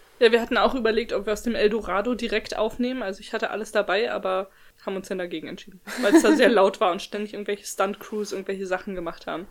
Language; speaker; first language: German; native; German